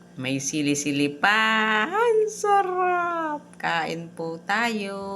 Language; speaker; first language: Filipino; non-native, local second language; Bikol